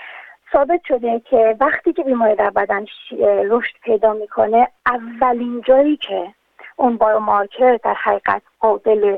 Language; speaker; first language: Persian; native; Persian